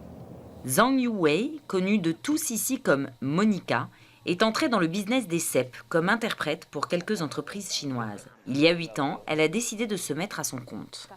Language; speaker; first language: French; native; French